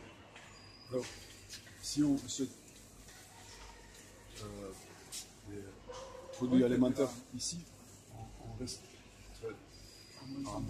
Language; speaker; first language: French; non-native, fluent; Russian